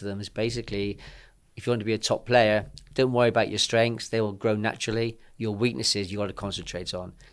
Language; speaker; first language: English; native; English